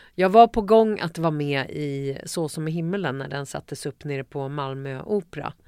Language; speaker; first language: Swedish; native; Swedish